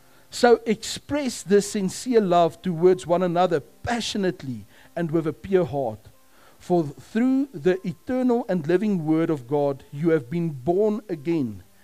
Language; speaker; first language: English; non-native, local second language; Afrikaans